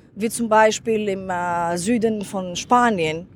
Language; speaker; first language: German; non-native, fluent; Greek